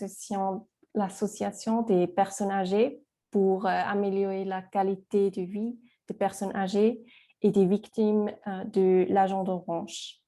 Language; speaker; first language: French; non-native, fluent; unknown